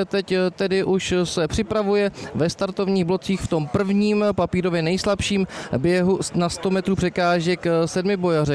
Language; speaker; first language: Czech; native; Czech